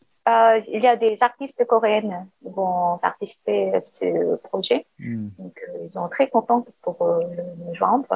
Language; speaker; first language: French; non-native, learner; Korean